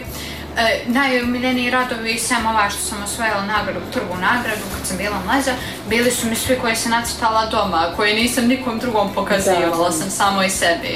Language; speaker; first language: Serbian; native; Serbian